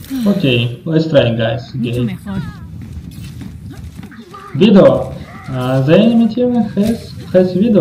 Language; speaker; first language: English; non-native, learner; Russian